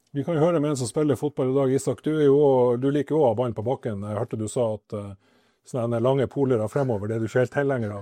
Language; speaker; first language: Norwegian; native; Norwegian